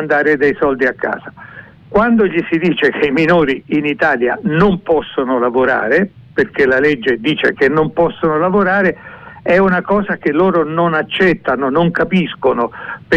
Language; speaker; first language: Italian; native; Italian